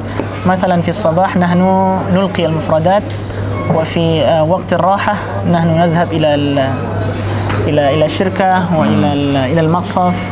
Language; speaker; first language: Arabic; non-native, fluent; Indonesian